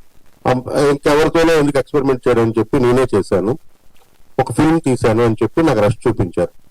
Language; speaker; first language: Telugu; native; Telugu